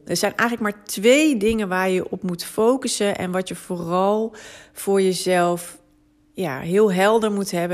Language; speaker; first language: Dutch; native; Dutch